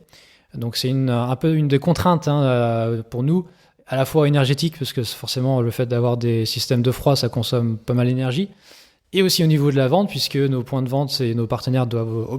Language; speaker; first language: French; native; French